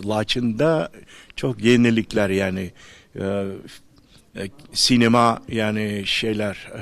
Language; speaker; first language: Turkish; non-native, learner; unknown